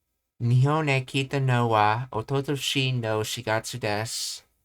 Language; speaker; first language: Japanese; non-native, learner; English